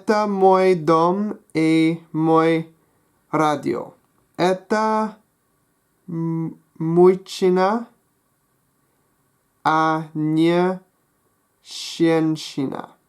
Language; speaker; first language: Russian; non-native, learner; English